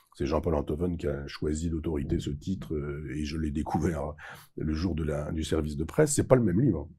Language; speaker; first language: French; native; French